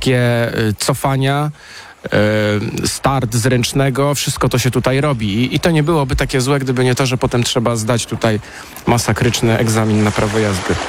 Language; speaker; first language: Polish; native; Polish